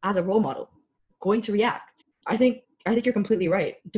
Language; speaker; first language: English; native; English